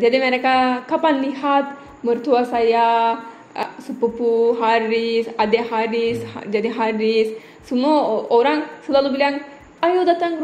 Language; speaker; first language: Indonesian; non-native, learner; Turkish